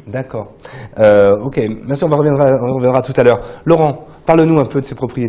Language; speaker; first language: French; native; French